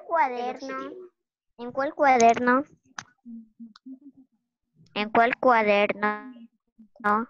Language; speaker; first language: Spanish; native; Spanish